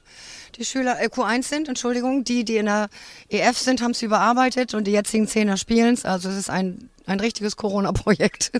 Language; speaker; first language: German; native; German